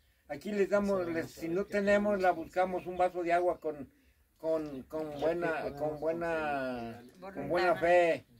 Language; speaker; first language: Spanish; native; Spanish